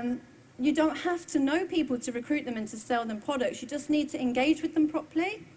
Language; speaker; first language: English; native; English